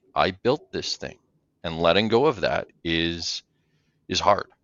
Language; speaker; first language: English; native; English